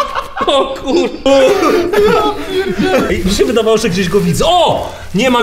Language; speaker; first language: Polish; native; Polish